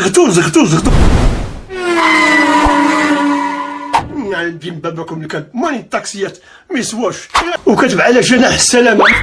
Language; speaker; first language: Arabic; native; Arabic